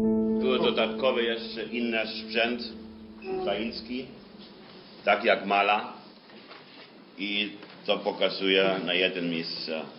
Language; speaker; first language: Polish; non-native, fluent; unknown